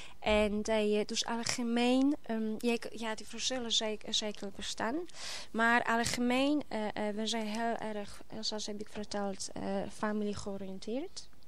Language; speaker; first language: Dutch; non-native, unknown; Polish